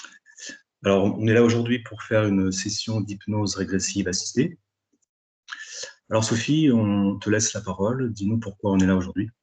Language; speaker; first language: French; native; French